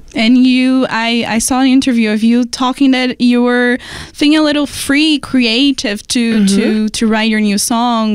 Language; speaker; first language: English; non-native, fluent; Portuguese